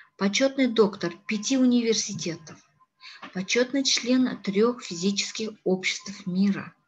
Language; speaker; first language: Russian; non-native, local second language; Kazakh